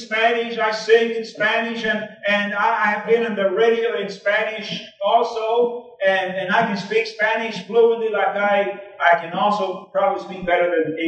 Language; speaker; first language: English; early bilingual, other home language; Spanish